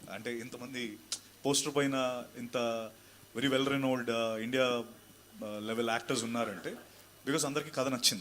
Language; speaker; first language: Telugu; native; Telugu